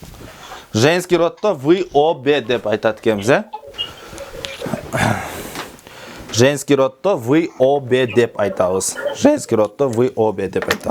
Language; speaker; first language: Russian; non-native, local second language; Kyrgyz